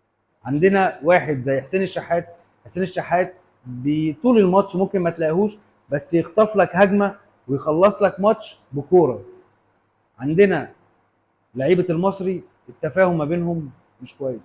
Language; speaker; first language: Arabic; native; Arabic